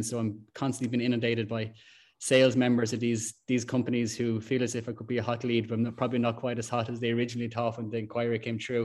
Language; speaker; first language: English; native; English